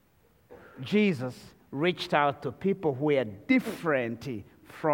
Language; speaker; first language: English; non-native, local second language; Kinyarwanda